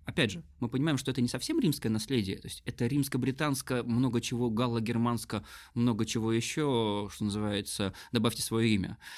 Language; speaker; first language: Russian; native; Russian